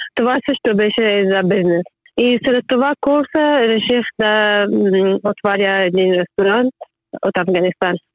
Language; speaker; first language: Bulgarian; non-native, learner; Persian